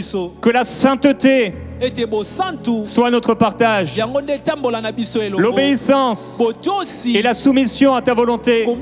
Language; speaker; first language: French; native; French